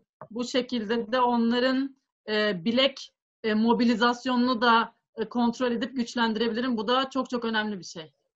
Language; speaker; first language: Turkish; native; Turkish